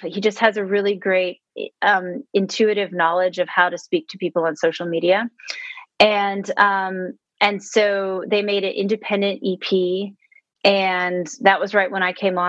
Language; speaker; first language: English; native; English